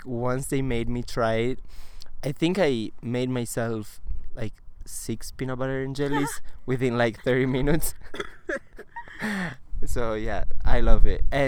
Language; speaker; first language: English; non-native, fluent; Italian